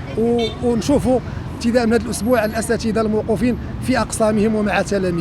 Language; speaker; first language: Arabic; native; Arabic